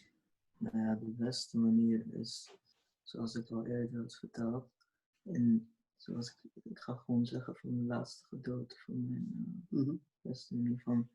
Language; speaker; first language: Dutch; early bilingual, other home language; Urdu